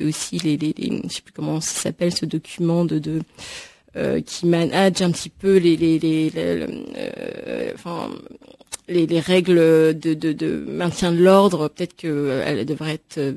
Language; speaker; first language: French; native; French